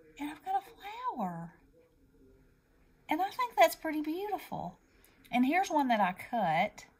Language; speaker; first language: English; native; English